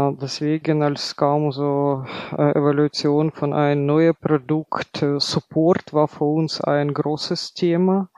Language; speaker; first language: German; non-native, fluent; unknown